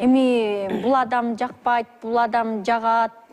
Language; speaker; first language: Kyrgyz; native; Kyrgyz